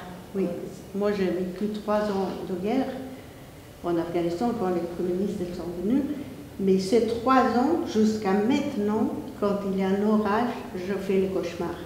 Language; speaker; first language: French; non-native, fluent; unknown